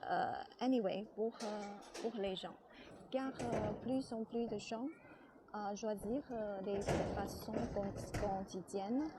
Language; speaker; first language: French; non-native, learner; Chinese